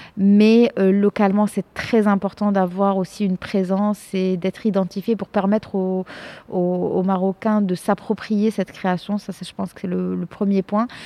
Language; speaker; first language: French; non-native, local second language; Arabic